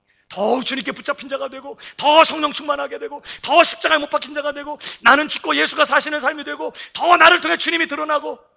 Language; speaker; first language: Korean; native; Korean